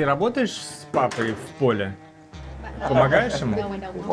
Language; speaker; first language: Russian; native; Russian